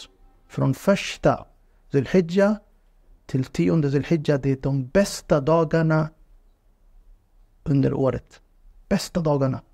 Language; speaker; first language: Swedish; non-native, fluent; Urdu